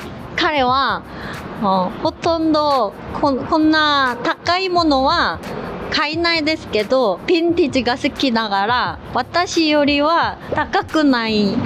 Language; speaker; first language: Japanese; non-native, learner; Korean